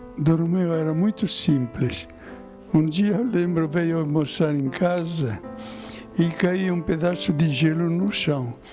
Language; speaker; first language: Portuguese; non-native, fluent; Italian